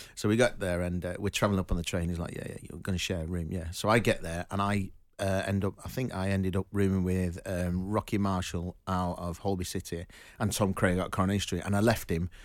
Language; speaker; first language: English; native; English